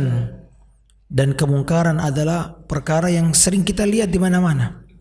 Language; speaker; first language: Indonesian; native; Indonesian